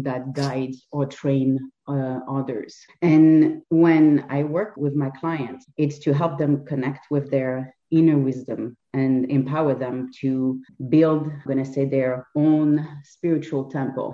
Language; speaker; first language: English; non-native, fluent; French